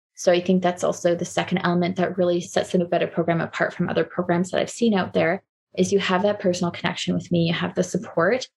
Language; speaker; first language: English; native; English